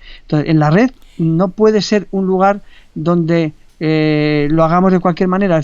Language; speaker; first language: Spanish; native; Spanish